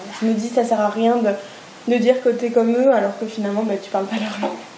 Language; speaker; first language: French; native; French